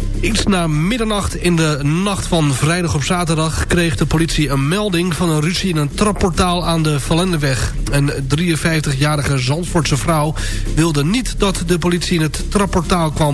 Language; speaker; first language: Dutch; native; Dutch